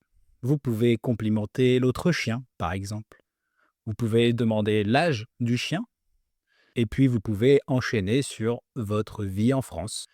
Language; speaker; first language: French; native; French